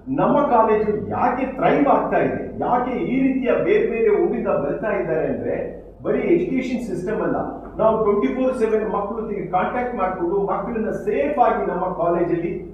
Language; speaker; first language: Kannada; native; Kannada